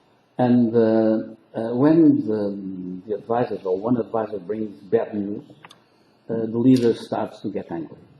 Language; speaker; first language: English; non-native, local second language; Portuguese